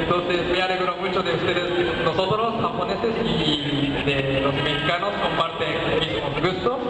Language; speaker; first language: Spanish; non-native, learner; Japanese